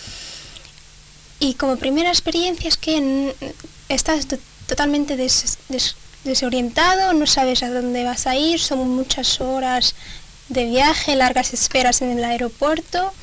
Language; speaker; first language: Spanish; early bilingual, other home language; Arabic